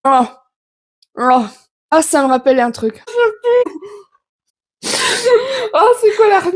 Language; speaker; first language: French; native; French